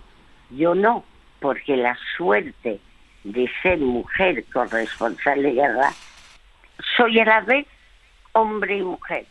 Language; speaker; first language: Spanish; early bilingual, other home language; French